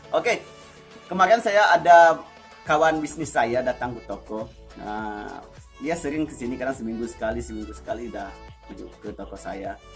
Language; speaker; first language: Indonesian; non-native, local second language; Achinese